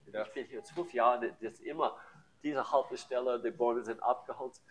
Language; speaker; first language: German; non-native, learner; English